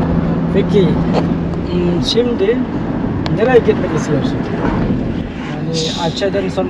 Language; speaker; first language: Turkish; non-native, learner; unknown